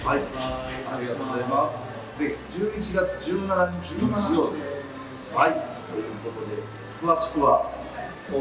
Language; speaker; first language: Japanese; native; Japanese